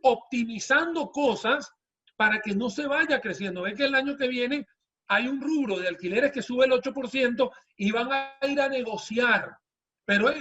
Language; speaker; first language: Spanish; native; Spanish